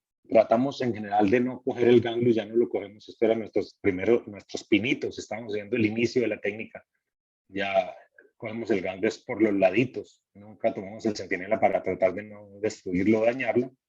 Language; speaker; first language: Spanish; native; Spanish